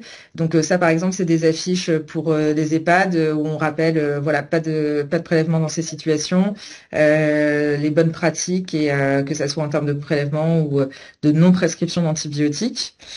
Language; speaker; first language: French; native; French